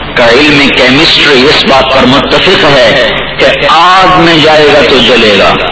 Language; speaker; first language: Urdu; non-native, local second language; Punjabi